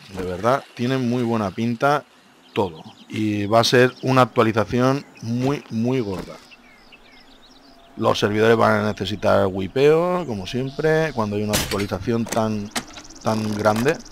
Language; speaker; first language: Spanish; native; Spanish